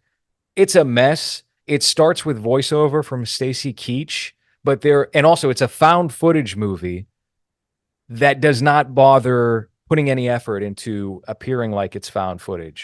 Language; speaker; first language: English; native; English